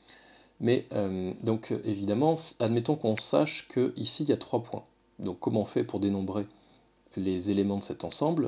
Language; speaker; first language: French; native; French